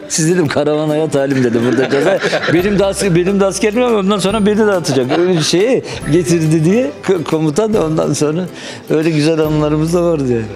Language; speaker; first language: Turkish; native; Turkish